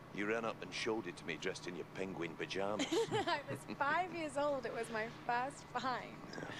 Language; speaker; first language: English; non-native, fluent; Norwegian